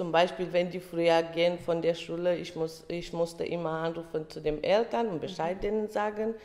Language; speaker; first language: German; early bilingual, other home language; Romany